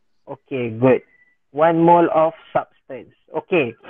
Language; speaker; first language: English; non-native, local second language; Malay